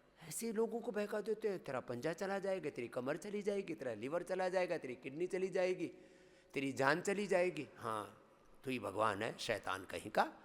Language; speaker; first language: Hindi; native; Hindi